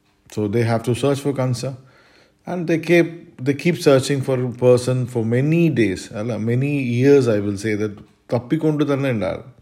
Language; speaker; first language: English; non-native, local second language; Malayalam